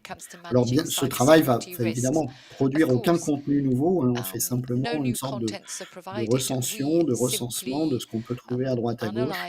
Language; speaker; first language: French; native; French